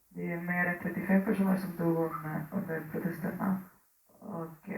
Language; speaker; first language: Swedish; early bilingual, other home language; Spanish